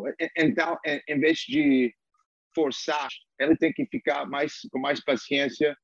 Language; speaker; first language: Portuguese; non-native, learner; English